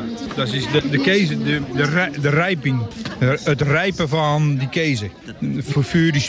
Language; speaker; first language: German; non-native, learner; Dutch